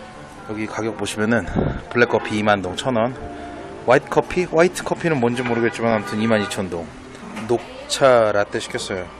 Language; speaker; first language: Korean; native; Korean